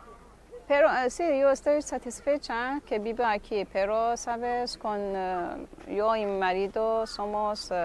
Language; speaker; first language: Spanish; non-native, learner; Persian